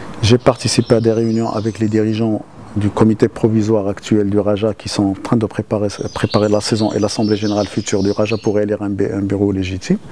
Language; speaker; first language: French; non-native, local second language; Arabic